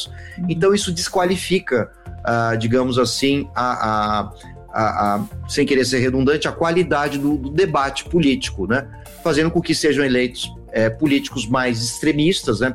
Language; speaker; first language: Portuguese; native; Portuguese